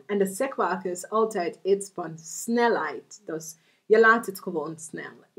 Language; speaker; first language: Dutch; non-native, learner; English